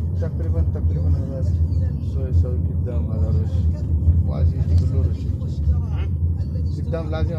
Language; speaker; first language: Arabic; non-native, learner; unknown